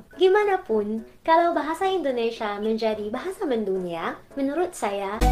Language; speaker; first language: Indonesian; non-native, fluent; Filipino